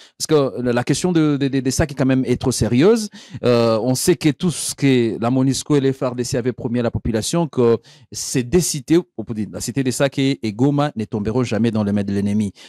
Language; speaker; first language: French; non-native, local second language; Swahili